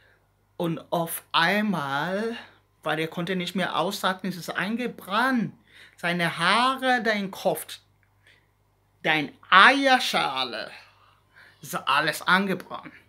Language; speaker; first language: German; non-native, learner; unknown